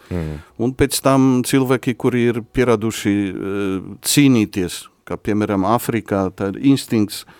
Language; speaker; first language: Latvian; non-native, fluent; Polish